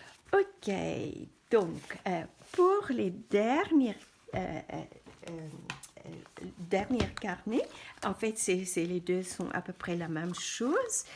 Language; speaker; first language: French; non-native, fluent; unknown